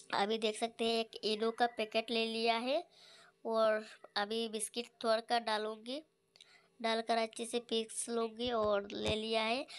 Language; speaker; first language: Hindi; native; Hindi